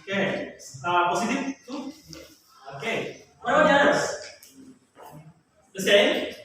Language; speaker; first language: English; non-native, learner; Indonesian